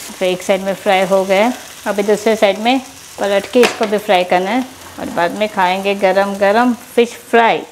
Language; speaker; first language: Hindi; non-native, local second language; Konkani